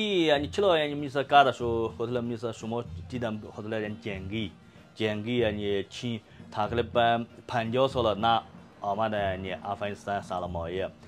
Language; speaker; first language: Persian; non-native, learner; Chinese